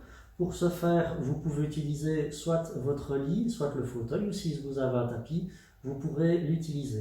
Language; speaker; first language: French; native; French